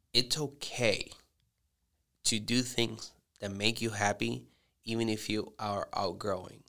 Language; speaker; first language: English; early bilingual, other home language; Spanish